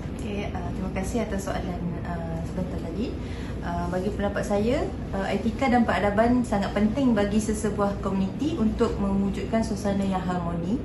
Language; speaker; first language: Malay; native; Malay